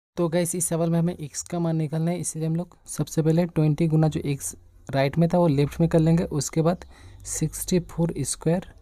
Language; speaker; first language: Hindi; non-native, local second language; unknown